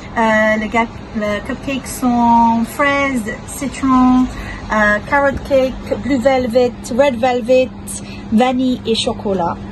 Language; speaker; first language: French; non-native, learner; English